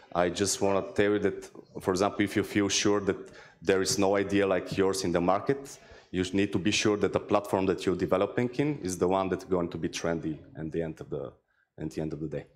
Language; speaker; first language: English; non-native, fluent; Bulgarian